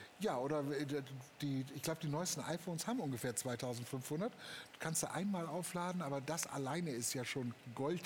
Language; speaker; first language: German; native; German